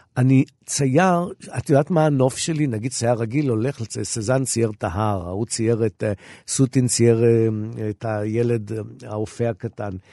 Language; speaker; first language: Hebrew; native; Hebrew